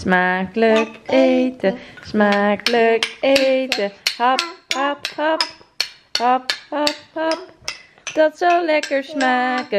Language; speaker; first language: Dutch; native; Dutch